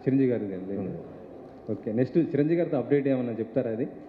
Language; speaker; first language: Telugu; native; Telugu